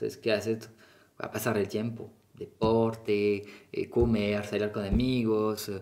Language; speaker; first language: Spanish; non-native, fluent; French